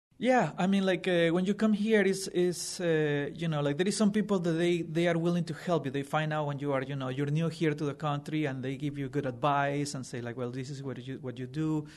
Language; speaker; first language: English; non-native, fluent; Spanish